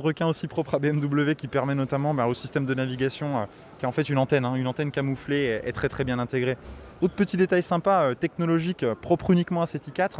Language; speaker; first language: French; native; French